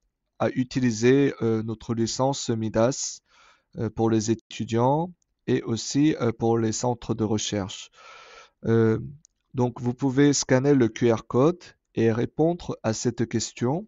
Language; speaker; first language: French; non-native, fluent; Korean